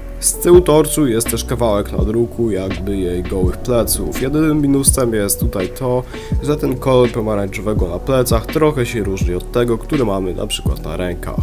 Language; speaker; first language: Polish; native; Polish